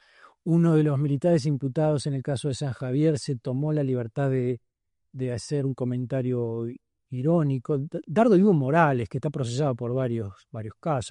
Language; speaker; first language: Spanish; native; Spanish